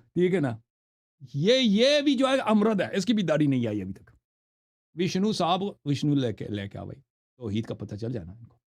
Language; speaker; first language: Urdu; non-native, fluent; Persian